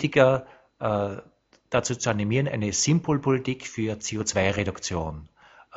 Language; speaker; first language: German; native; German